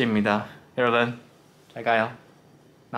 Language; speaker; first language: Korean; non-native, fluent; Chinese